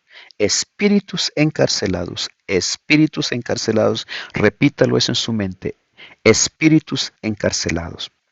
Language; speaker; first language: Spanish; native; Spanish